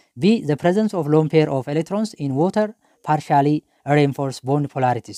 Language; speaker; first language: English; non-native, local second language; Amharic